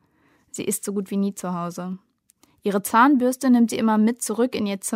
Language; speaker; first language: German; native; German